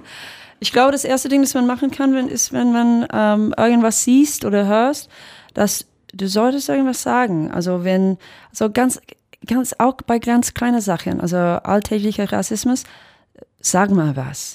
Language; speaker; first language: German; non-native, fluent; English